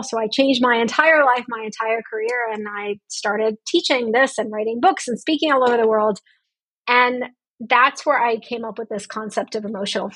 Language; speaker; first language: English; non-native, fluent; Russian